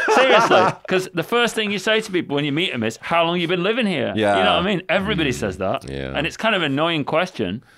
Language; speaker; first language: English; native; English